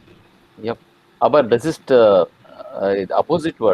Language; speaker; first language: German; non-native, learner; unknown